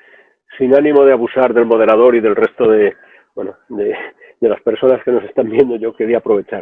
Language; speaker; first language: Spanish; native; Spanish